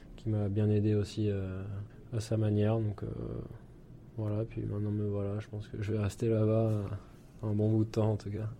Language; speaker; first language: French; native; French